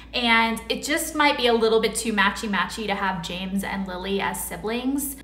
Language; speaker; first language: English; native; English